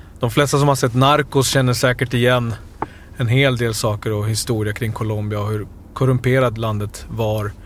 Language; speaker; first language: Swedish; early bilingual, other home language; Spanish